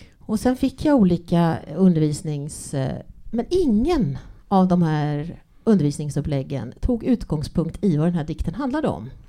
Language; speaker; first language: Swedish; early bilingual, other home language; English